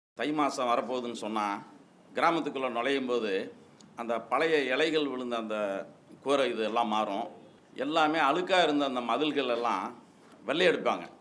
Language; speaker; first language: Tamil; native; Tamil